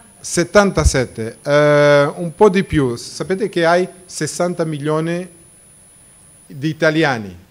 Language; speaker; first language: Italian; non-native, fluent; Portuguese